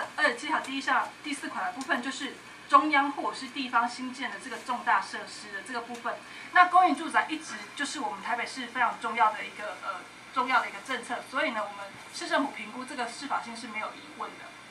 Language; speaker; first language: Chinese; native; Chinese